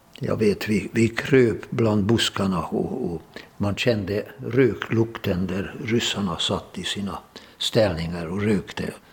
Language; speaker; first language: Swedish; non-native, fluent; Hungarian